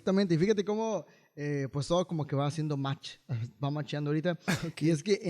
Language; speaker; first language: Spanish; native; Spanish